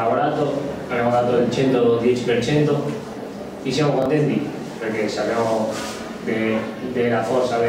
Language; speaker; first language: Italian; non-native, learner; Spanish